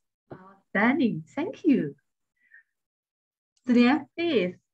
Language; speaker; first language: English; non-native, learner; Chinese